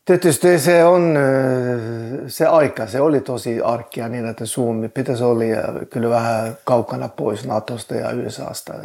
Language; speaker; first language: Finnish; non-native, fluent; Norwegian